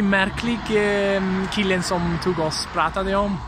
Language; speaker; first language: Swedish; non-native, fluent; Italian